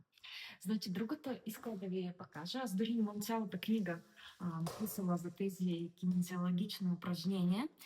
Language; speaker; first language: Bulgarian; non-native, learner; Russian